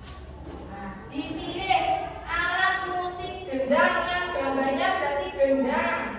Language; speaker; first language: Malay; non-native, local second language; Javanese